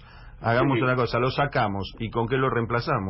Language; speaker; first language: Spanish; native; Spanish